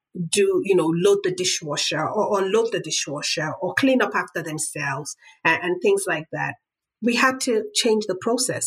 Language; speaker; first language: English; non-native, local second language; Yoruba